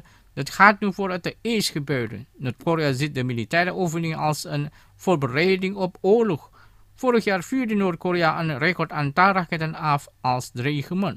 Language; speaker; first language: Dutch; non-native, fluent; Indonesian